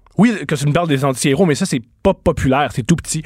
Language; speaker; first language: French; native; French